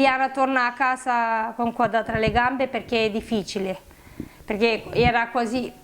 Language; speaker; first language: Italian; non-native, fluent; Romanian